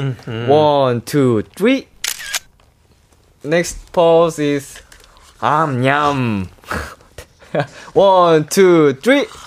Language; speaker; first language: English; non-native, learner; Korean